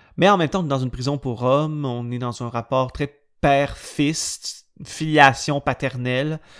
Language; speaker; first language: French; native; French